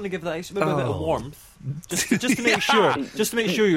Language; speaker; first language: English; native; English